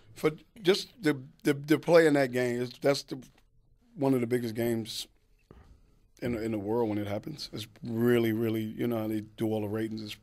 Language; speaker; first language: English; native; English